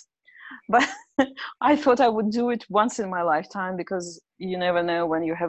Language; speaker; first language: English; non-native, fluent; Russian